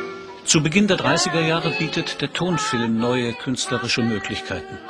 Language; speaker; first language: German; native; German